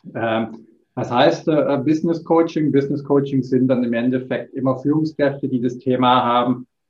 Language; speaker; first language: German; native; German